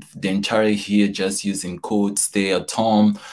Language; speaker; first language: English; non-native, fluent; Portuguese